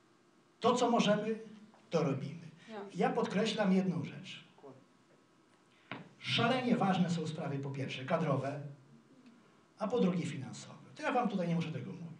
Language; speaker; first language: Polish; native; Polish